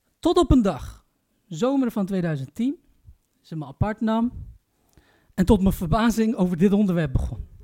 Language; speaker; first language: Dutch; early bilingual, other home language; Turkish